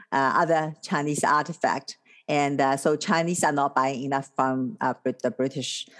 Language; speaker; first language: English; non-native, fluent; Chinese